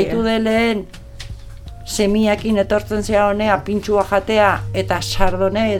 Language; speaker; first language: Basque; non-native, learner; Spanish